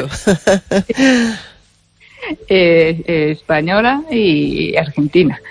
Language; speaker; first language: Spanish; non-native, fluent; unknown